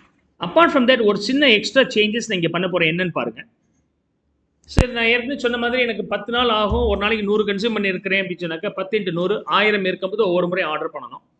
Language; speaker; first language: Tamil; native; Tamil